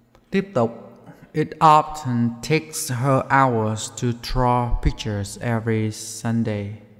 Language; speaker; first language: English; non-native, fluent; Vietnamese